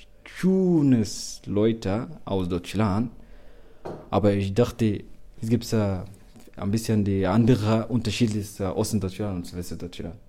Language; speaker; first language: German; non-native, learner; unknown